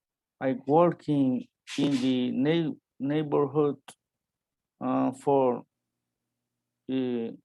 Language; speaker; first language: English; non-native, learner; Spanish